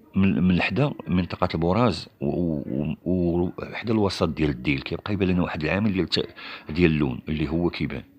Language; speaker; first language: Arabic; native; Arabic